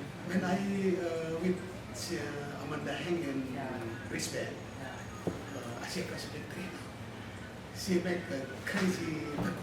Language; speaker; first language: English; non-native, learner; Indonesian